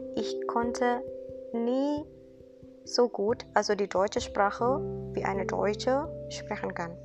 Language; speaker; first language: German; non-native, fluent; Indonesian